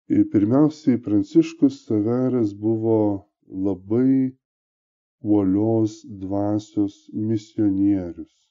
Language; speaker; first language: Lithuanian; native; Lithuanian